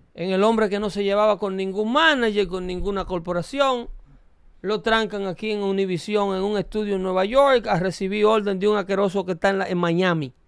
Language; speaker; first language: Spanish; native; Spanish